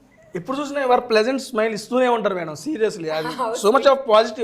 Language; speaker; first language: Telugu; native; Telugu